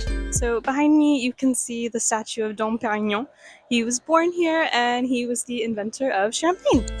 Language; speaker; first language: English; native; English